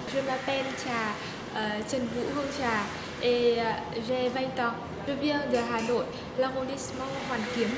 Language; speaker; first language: French; non-native, learner; Vietnamese